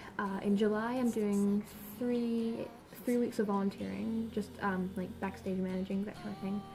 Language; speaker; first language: English; native; English